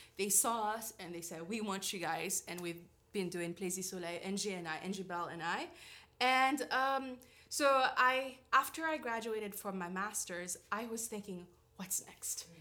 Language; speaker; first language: English; non-native, fluent; Haitian Creole